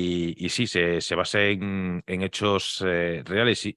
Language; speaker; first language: Spanish; native; Spanish